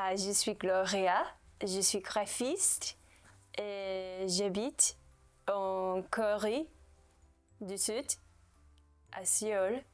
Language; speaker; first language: French; non-native, learner; English